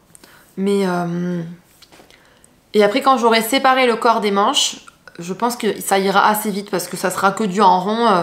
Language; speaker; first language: French; native; French